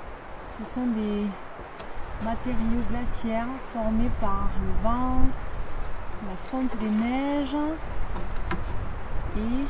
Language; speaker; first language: French; native; French